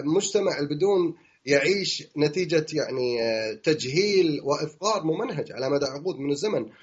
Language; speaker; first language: Arabic; native; Arabic